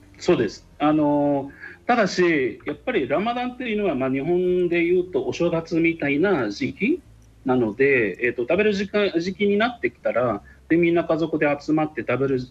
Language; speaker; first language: Japanese; non-native, fluent; Arabic